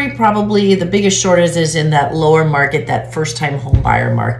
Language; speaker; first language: English; native; English